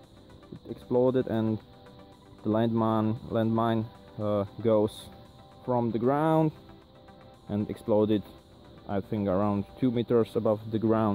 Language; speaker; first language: English; non-native, learner; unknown